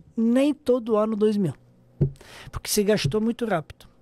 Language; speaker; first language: Portuguese; non-native, fluent; Serbian